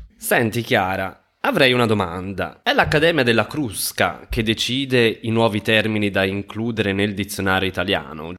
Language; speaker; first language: Italian; native; Italian